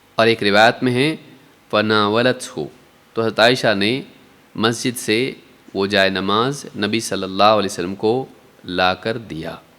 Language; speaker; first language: Urdu; native; Urdu